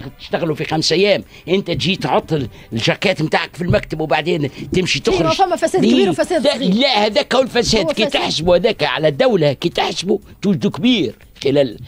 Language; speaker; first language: Arabic; native; Arabic